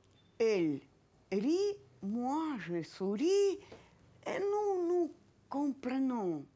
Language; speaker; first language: French; non-native, fluent; Russian